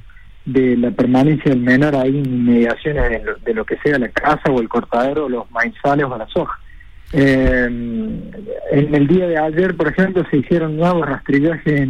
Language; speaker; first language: Spanish; native; Spanish